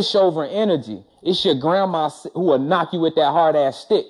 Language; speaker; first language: English; non-native, local second language; Shona